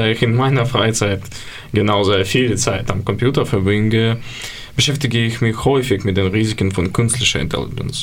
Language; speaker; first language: German; non-native, fluent; Ukrainian